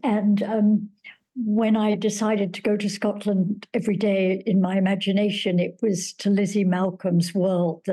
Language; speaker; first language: English; native; English